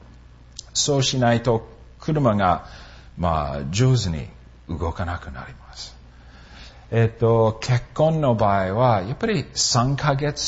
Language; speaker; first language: Japanese; non-native, fluent; English